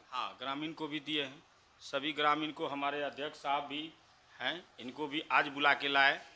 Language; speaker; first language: Hindi; native; Hindi